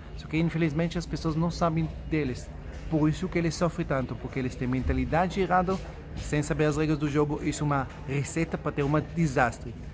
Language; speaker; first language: Portuguese; non-native, fluent; Hebrew